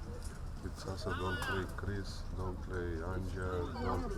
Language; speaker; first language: English; non-native, learner; Macedonian